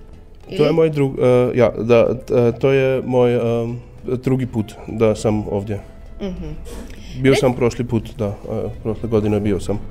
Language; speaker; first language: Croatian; non-native, learner; German